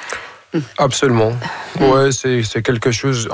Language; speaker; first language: French; non-native, fluent; Arabic